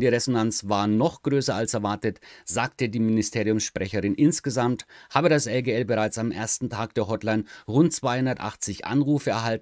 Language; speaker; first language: German; native; German